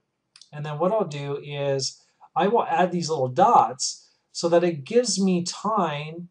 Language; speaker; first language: English; native; English